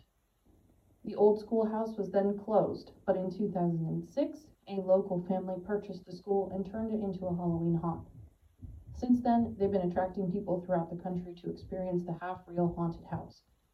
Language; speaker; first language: English; native; English